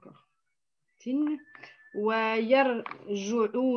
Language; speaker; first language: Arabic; non-native, learner; French